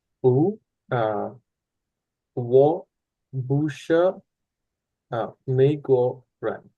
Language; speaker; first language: Chinese; non-native, learner; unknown